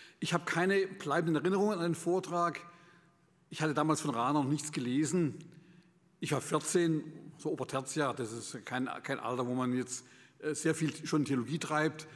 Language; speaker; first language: German; native; German